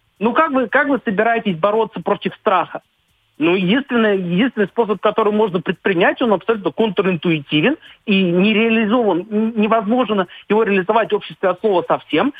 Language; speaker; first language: Russian; native; Russian